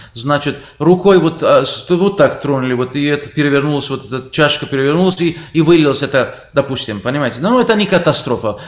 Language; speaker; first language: Russian; non-native, fluent; Arabic